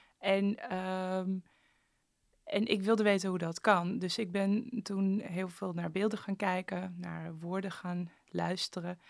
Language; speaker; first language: Dutch; early bilingual, other home language; Persian